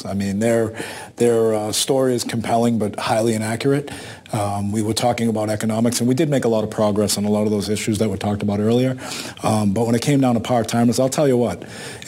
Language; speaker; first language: English; native; English